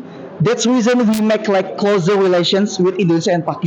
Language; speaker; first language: English; non-native, learner; Indonesian